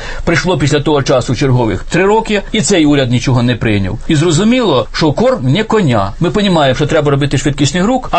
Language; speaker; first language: Ukrainian; native; Ukrainian